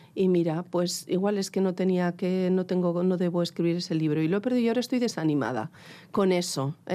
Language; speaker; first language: Spanish; non-native, local second language; Basque